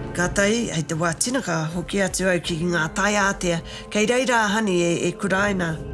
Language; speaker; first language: Māori; native; Māori